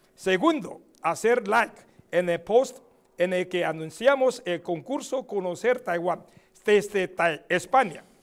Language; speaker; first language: Spanish; non-native, fluent; Chinese